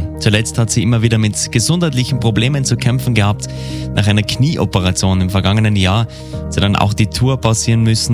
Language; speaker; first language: German; native; German